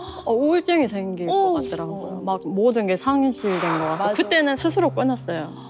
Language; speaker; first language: Korean; native; Korean